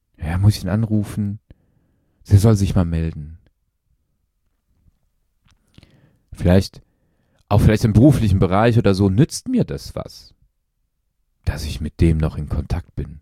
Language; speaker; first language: German; native; German